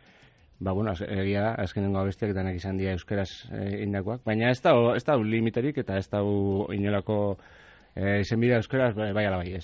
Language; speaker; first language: Basque; native; Basque